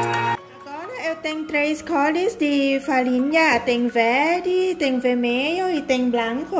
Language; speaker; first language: Portuguese; non-native, learner; Thai